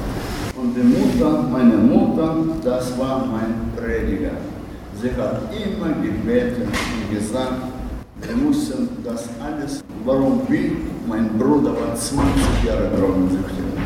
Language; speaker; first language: German; non-native, learner; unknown